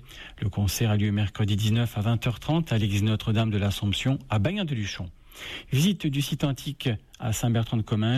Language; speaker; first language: French; native; French